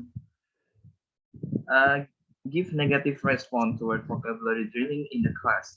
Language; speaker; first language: English; non-native, learner; Indonesian